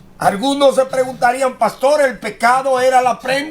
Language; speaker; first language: Spanish; native; Spanish